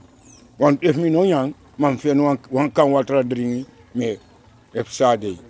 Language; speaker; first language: Dutch; non-native, local second language; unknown